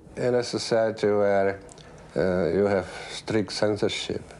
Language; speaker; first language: English; non-native, fluent; Czech